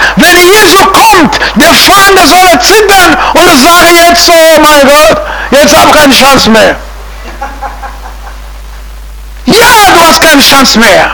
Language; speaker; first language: German; non-native, fluent; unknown